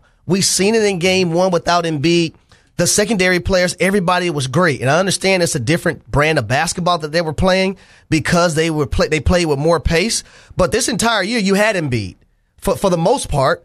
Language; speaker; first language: English; native; English